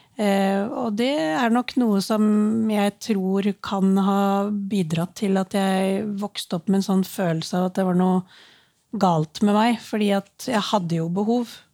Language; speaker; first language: Norwegian; early bilingual, other home language; Urdu